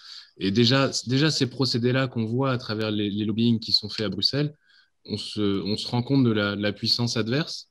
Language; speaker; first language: French; native; French